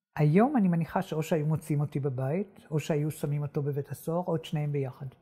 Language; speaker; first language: Hebrew; native; Hebrew